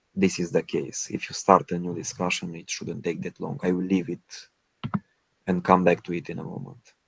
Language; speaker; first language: English; non-native, fluent; Romanian